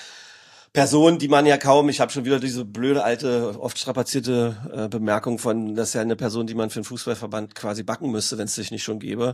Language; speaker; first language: German; native; German